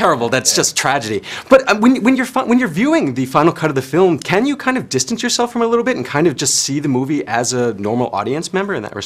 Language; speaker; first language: English; native; English